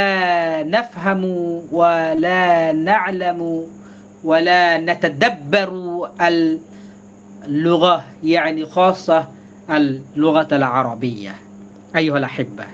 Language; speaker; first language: Arabic; non-native, fluent; Bangla